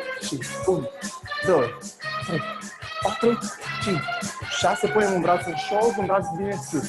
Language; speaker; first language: Romanian; native; Romanian